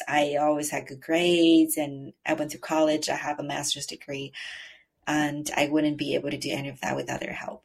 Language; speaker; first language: English; non-native, fluent; Chinese